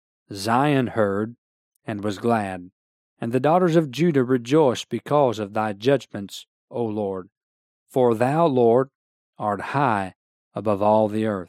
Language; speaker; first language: English; native; English